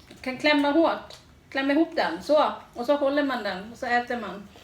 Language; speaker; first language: Swedish; non-native, fluent; Thai